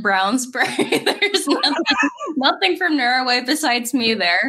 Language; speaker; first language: English; non-native, fluent; Norwegian